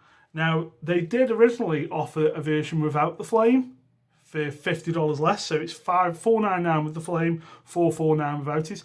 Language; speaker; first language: English; native; English